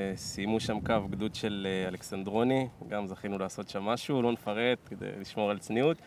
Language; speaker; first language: Hebrew; native; Hebrew